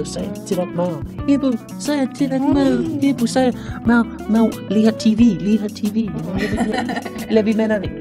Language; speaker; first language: Indonesian; non-native, learner; English